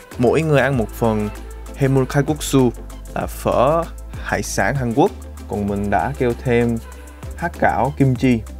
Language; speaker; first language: Vietnamese; non-native, fluent; Korean